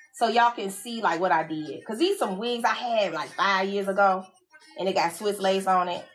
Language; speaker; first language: English; native; English